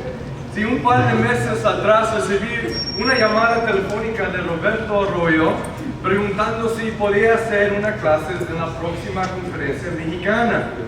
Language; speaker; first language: Spanish; early bilingual, heritage; Spanish